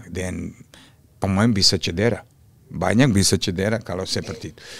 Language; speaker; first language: Indonesian; non-native, fluent; Serbian